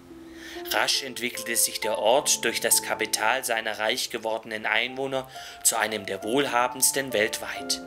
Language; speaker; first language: German; native; German